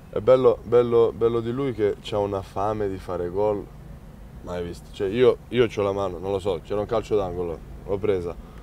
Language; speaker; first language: Italian; non-native, fluent; Serbian